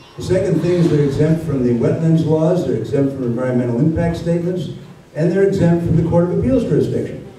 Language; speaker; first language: English; early bilingual, other home language; Spanish